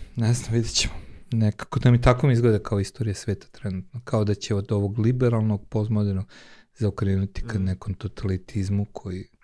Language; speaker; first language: Serbian; non-native, local second language; Hungarian